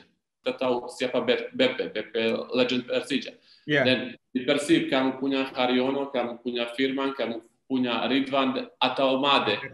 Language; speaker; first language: Indonesian; non-native, learner; Serbian